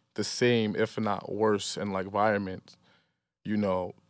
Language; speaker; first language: English; native; English